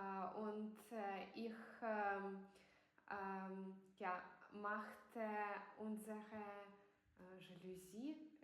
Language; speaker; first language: German; non-native, learner; Russian